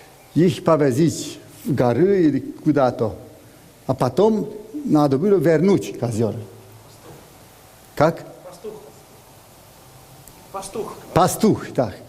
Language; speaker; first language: Russian; non-native, learner; Hungarian